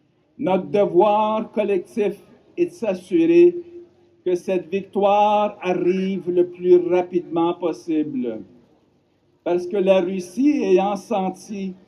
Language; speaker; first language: French; non-native, local second language; Ukrainian